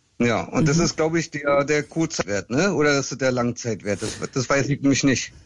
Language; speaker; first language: German; native; German